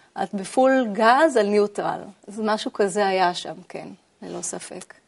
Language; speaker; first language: Hebrew; native; Hebrew